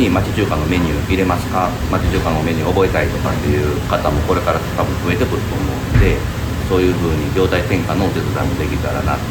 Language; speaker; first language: Japanese; native; Japanese